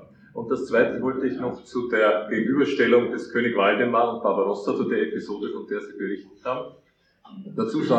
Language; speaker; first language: German; native; German